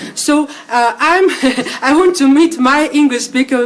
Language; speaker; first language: English; non-native, learner; Russian